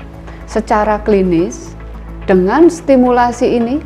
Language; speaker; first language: Indonesian; native; Indonesian